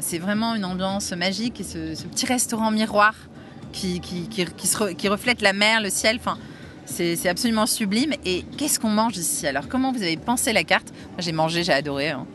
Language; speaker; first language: French; native; French